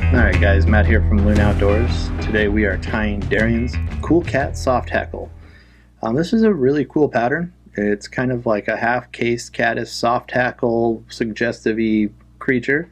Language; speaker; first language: English; native; English